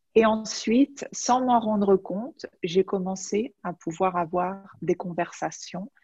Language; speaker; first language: French; native; French